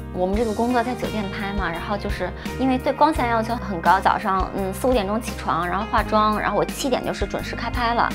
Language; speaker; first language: Chinese; native; Chinese